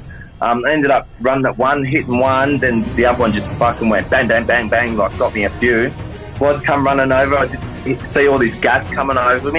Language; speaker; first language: English; native; English